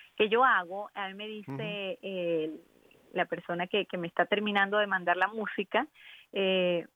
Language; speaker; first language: Spanish; native; Spanish